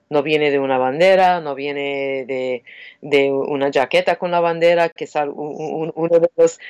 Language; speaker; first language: Spanish; non-native, fluent; English